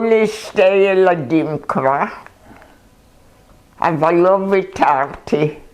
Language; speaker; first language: Hebrew; non-native, fluent; German